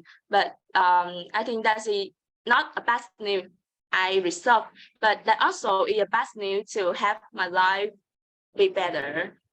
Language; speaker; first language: English; non-native, learner; Vietnamese